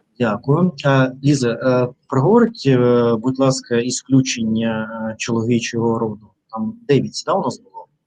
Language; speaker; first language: Ukrainian; non-native, local second language; Russian